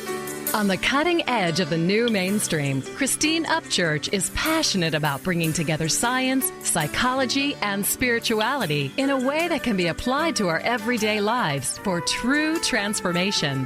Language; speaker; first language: English; native; English